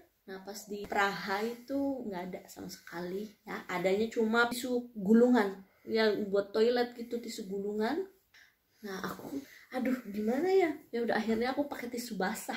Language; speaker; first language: Indonesian; non-native, local second language; Javanese